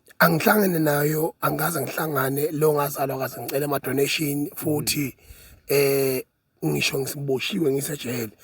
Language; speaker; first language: Zulu; native; Zulu